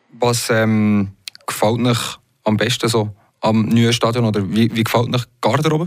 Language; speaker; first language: German; native; German